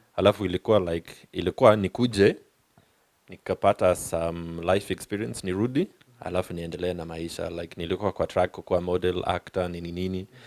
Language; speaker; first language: Swahili; non-native, fluent; English